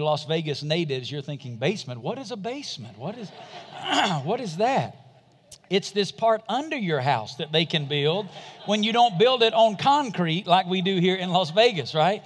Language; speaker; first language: English; native; English